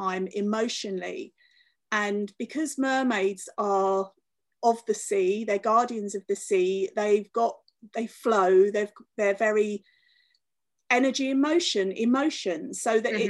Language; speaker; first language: English; native; English